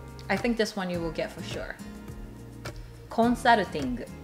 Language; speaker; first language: English; non-native, fluent; Japanese